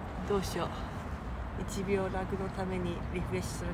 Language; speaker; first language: Japanese; non-native, fluent; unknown